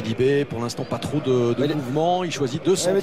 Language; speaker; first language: French; native; French